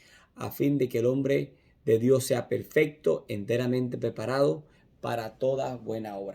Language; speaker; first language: Spanish; native; Spanish